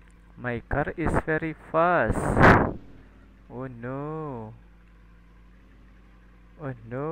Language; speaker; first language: English; non-native, learner; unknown